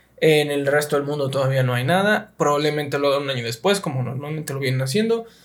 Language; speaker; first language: Spanish; native; Spanish